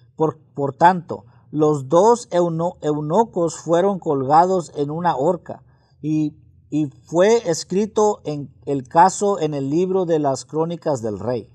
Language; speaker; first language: Spanish; early bilingual, heritage; Spanish